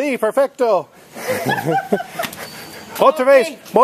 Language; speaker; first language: Spanish; non-native, learner; English